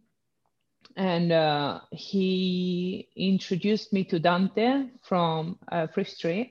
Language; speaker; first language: English; non-native, fluent; Italian